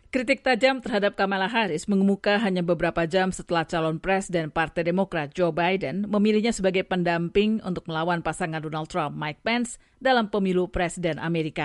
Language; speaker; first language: Indonesian; native; Indonesian